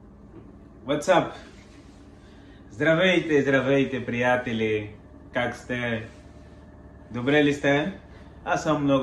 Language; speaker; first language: Bulgarian; non-native, learner; Portuguese